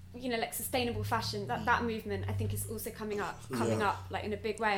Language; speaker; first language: English; native; English